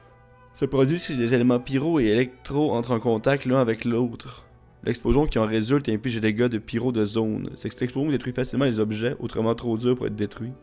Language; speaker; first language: French; native; French